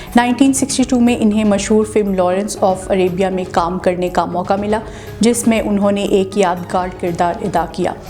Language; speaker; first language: Urdu; native; Urdu